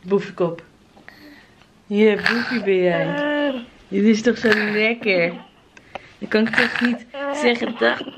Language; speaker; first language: Dutch; native; Dutch